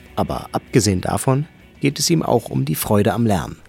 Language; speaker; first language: German; native; German